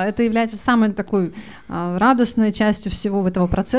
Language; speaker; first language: Russian; native; Russian